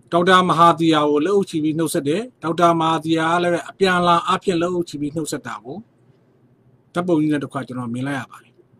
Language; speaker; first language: Burmese; non-native, local second language; Rohingya